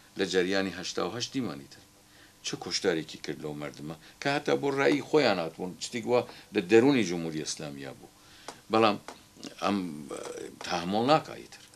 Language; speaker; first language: Central Kurdish; native; Central Kurdish